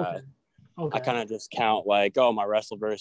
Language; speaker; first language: English; native; English